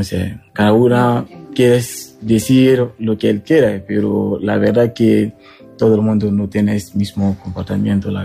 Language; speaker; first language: Spanish; non-native, learner; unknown